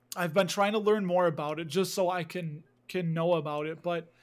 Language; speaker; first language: English; native; English